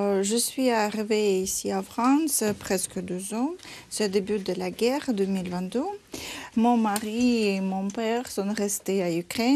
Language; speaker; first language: French; non-native, learner; Ukrainian